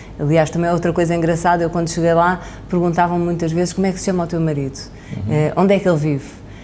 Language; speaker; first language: Portuguese; native; Portuguese